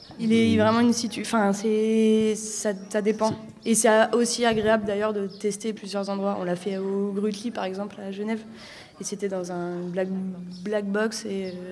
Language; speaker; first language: French; native; French